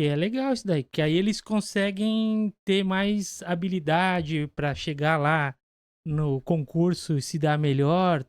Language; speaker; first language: Portuguese; native; Portuguese